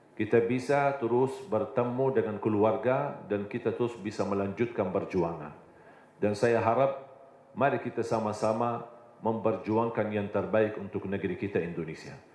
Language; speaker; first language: Indonesian; non-native, fluent; Arabic